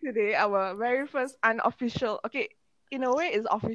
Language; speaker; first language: English; non-native, local second language; Malay